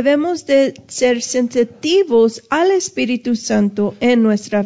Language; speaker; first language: Spanish; early bilingual, heritage; Spanish